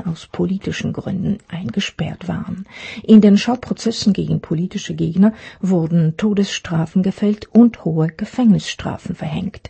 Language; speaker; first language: German; non-native, fluent; Czech